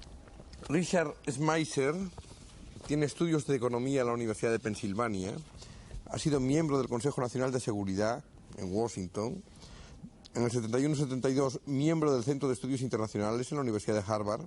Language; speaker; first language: Spanish; native; Spanish